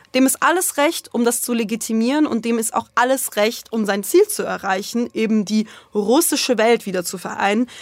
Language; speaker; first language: German; early bilingual, other home language; Russian